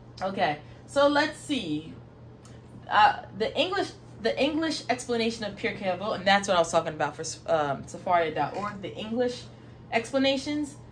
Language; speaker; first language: English; native; English